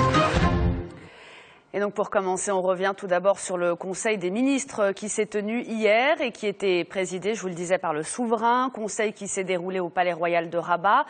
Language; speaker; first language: French; non-native, local second language; Arabic